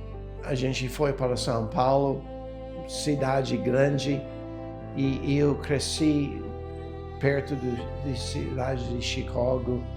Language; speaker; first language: Portuguese; non-native, fluent; English